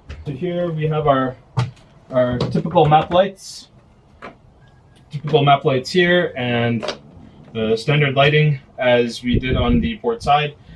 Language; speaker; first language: English; native; English